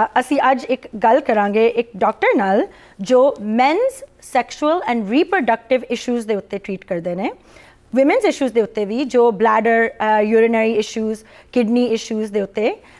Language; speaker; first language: Punjabi; early bilingual, heritage; Punjabi